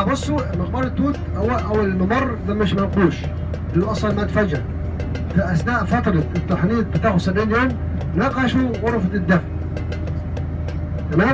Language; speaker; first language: Arabic; native; Arabic